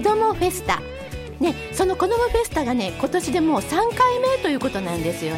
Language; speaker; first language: Japanese; native; Japanese